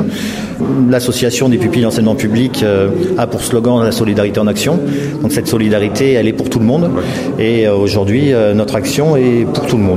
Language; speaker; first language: French; native; French